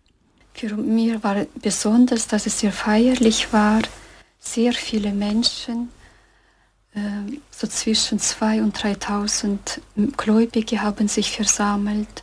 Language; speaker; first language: German; early bilingual, heritage; German